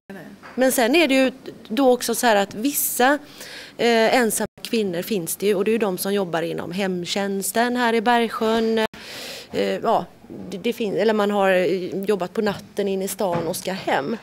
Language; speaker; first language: Swedish; native; Swedish